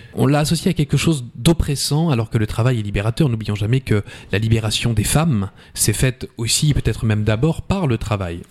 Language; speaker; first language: French; native; French